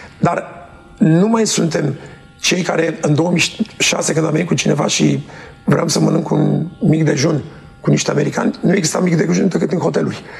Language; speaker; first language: Romanian; native; Romanian